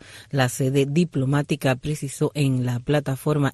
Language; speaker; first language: Spanish; native; Spanish